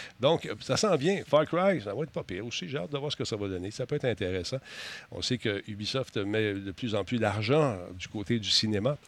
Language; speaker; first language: French; native; French